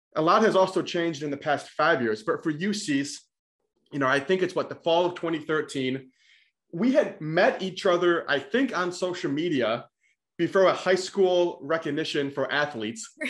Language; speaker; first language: English; native; English